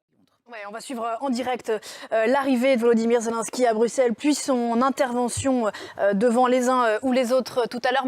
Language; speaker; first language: French; native; French